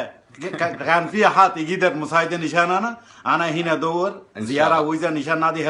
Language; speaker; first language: Arabic; non-native, learner; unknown